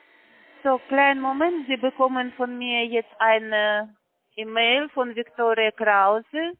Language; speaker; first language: German; non-native, learner; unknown